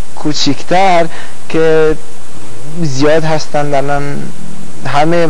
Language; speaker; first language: Persian; non-native, fluent; Romanian